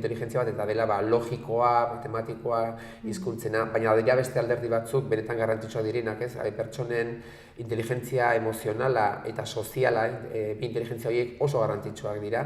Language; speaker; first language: Basque; native; Basque